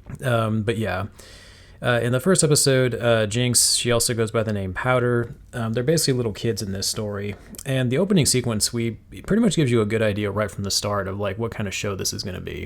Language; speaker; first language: English; native; English